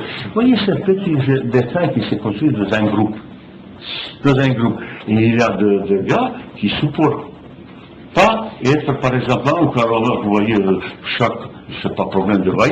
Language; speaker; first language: French; non-native, fluent; Bosnian